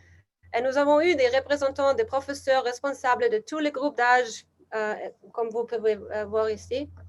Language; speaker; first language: French; non-native, learner; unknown